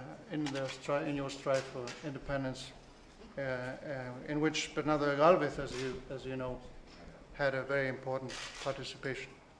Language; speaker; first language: English; non-native, fluent; Spanish